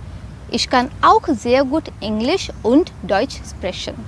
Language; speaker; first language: German; non-native, fluent; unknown